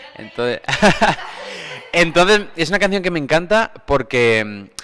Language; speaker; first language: Spanish; native; Spanish